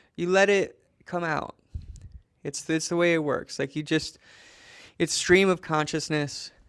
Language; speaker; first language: English; native; English